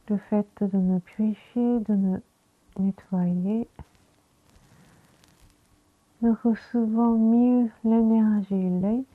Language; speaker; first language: French; non-native, fluent; Japanese